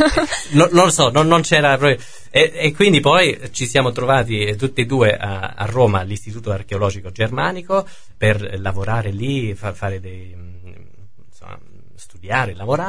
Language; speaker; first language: Italian; non-native, fluent; German